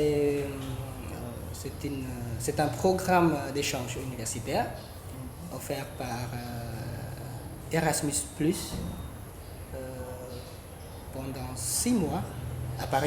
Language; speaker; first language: French; non-native, fluent; Khmer